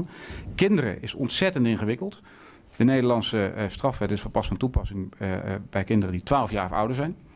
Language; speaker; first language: Dutch; native; Dutch